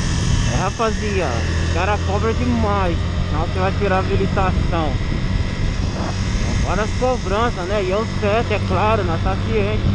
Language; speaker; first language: Portuguese; native; Portuguese